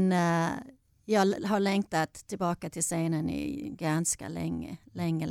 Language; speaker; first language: Swedish; non-native, fluent; English